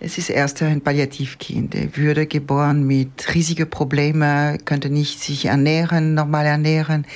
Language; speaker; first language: German; non-native, fluent; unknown